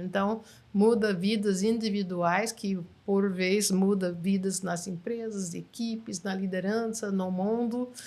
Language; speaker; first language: Portuguese; non-native, fluent; English